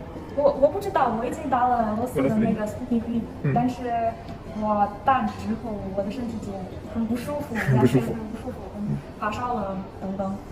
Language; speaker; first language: Chinese; non-native, fluent; Russian